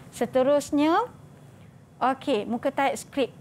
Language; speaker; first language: Malay; native; Malay